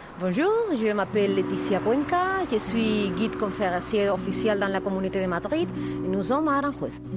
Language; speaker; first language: French; non-native, fluent; Spanish